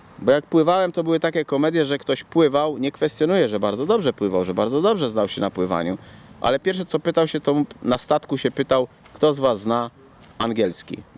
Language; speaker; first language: Polish; native; Polish